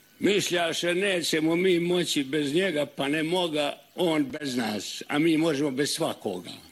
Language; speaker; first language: Serbian; native; Serbian